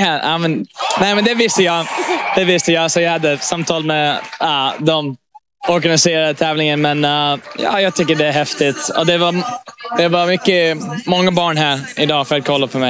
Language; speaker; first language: Swedish; early bilingual, heritage; English